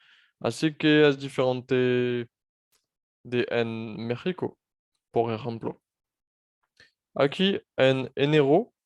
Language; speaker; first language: Spanish; non-native, fluent; French